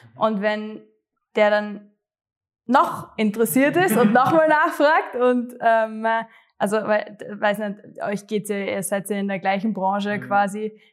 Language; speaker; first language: German; native; German